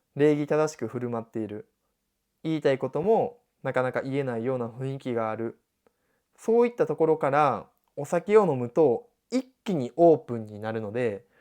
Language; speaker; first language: Japanese; native; Japanese